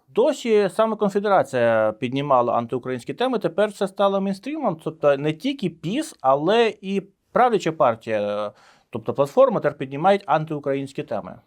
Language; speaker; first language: Ukrainian; native; Ukrainian